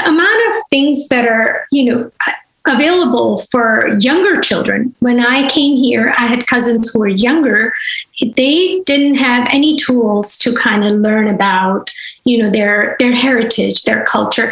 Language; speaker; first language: English; non-native, local second language; Gujarati